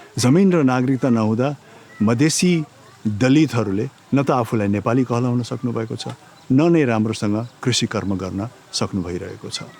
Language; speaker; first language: Nepali; native; Nepali